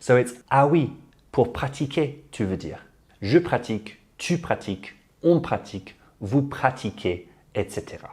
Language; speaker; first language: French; non-native, fluent; English